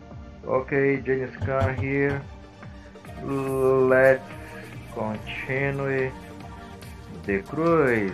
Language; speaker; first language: English; non-native, learner; Portuguese